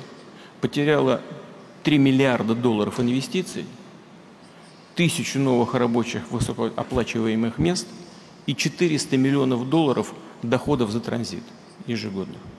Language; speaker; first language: Russian; native; Russian